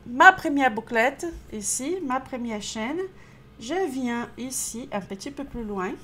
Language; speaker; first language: French; non-native, fluent; Portuguese